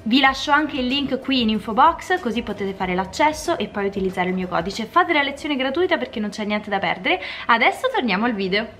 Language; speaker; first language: Italian; native; Italian